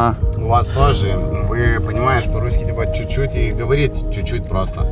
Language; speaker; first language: Russian; non-native, learner; Lithuanian